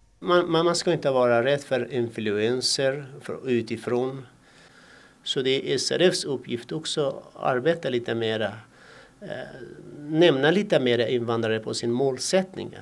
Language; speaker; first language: Swedish; non-native, fluent; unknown